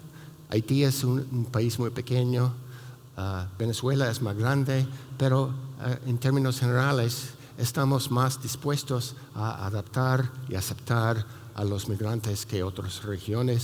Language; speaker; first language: Spanish; non-native, fluent; English